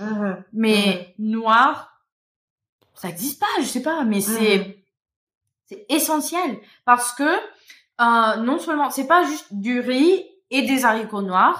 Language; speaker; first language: French; non-native, fluent; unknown